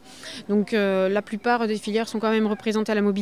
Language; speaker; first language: French; native; French